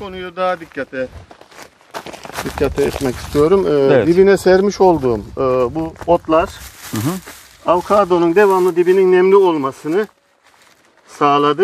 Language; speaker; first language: Turkish; native; Turkish